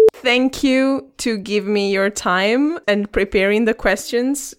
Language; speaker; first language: English; non-native, fluent; Italian